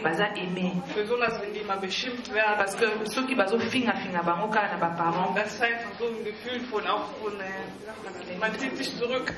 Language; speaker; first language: German; early bilingual, other home language; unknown